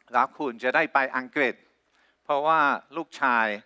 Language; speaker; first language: Thai; non-native, fluent; English